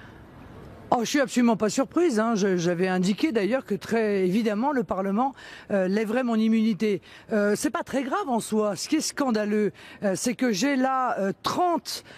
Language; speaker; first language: French; native; French